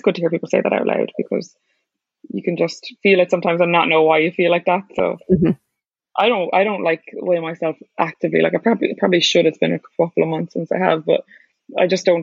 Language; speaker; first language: English; native; English